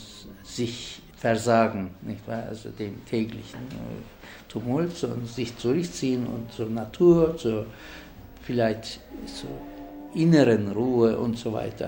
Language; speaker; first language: German; non-native, fluent; Turkish